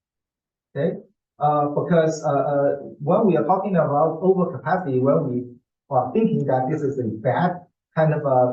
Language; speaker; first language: English; non-native, fluent; Chinese